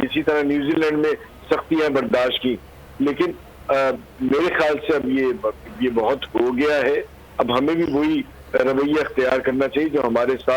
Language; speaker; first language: Urdu; non-native, local second language; Punjabi